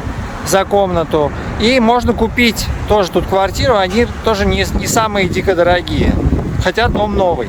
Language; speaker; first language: Russian; native; Russian